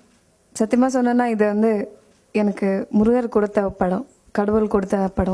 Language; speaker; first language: Tamil; non-native, fluent; Malayalam